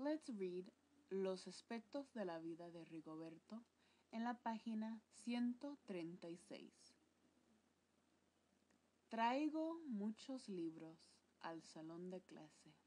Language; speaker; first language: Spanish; non-native, fluent; English